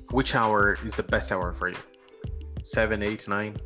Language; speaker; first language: English; non-native, fluent; Portuguese